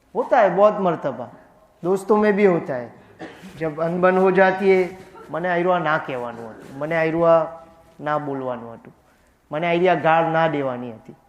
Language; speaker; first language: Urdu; non-native, fluent; Gujarati